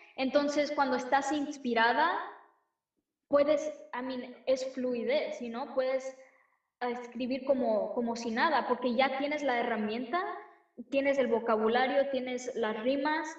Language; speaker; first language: Spanish; early bilingual, heritage; Spanish